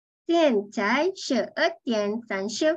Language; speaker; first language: Chinese; non-native, learner; Malay